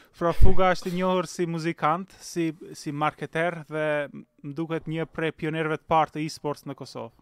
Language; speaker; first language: Albanian; native; Albanian